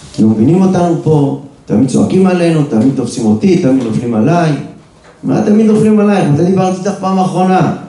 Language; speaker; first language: Hebrew; native; Hebrew